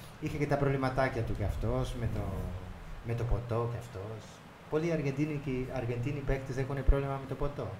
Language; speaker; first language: Greek; non-native, fluent; Spanish